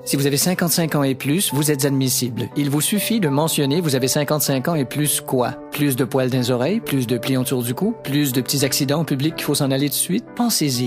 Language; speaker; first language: French; native; French